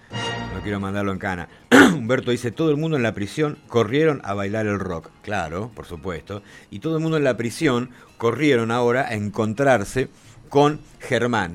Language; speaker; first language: Spanish; native; Spanish